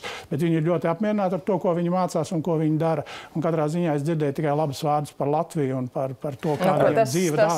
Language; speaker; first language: Latvian; native; Latvian